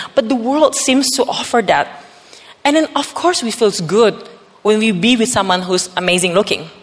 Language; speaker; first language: English; non-native, fluent; Indonesian